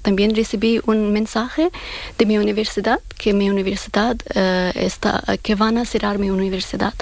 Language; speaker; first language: Spanish; non-native, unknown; Persian